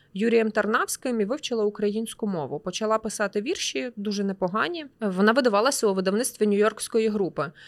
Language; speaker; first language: Ukrainian; native; Ukrainian